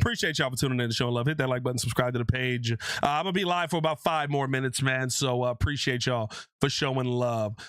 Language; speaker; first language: English; native; English